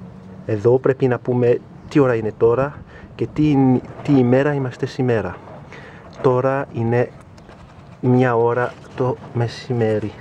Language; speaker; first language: Greek; non-native, learner; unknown